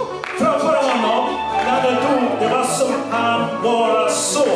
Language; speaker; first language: Swedish; non-native, learner; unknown